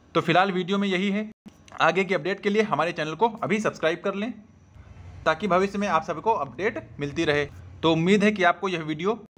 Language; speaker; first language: Hindi; native; Hindi